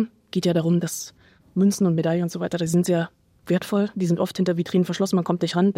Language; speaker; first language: German; native; German